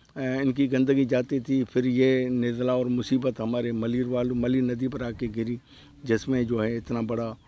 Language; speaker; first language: Urdu; non-native, local second language; Baluchi